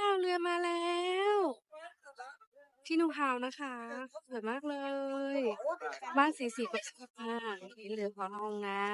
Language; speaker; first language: Thai; native; Thai